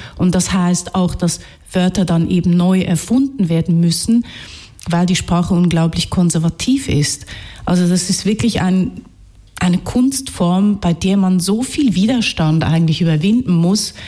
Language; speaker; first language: German; early bilingual, other home language; Hungarian